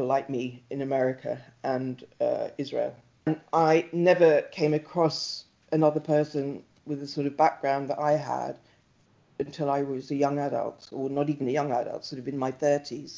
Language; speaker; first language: English; native; English